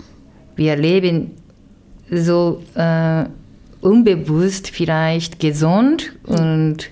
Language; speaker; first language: German; non-native, learner; Japanese